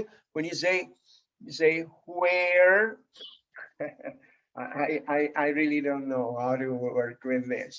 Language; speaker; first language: English; non-native, fluent; Spanish